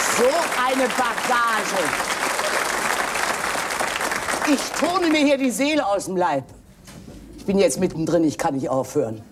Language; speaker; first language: German; native; German